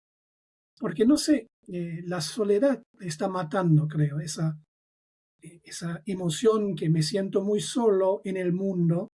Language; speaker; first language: Spanish; non-native, fluent; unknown